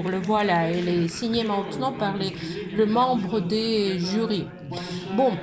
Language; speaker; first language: French; non-native, fluent; Russian